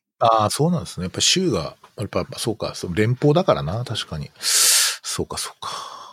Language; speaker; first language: Japanese; native; Japanese